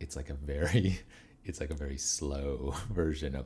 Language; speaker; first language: English; native; English